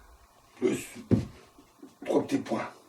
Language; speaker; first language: French; native; French